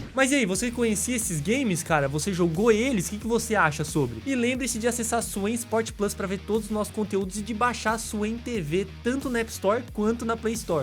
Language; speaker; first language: Portuguese; native; Portuguese